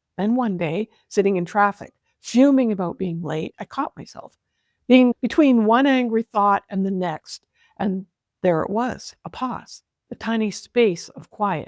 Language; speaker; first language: English; native; English